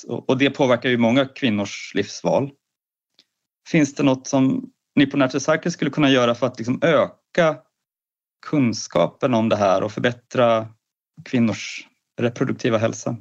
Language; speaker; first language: Swedish; native; Swedish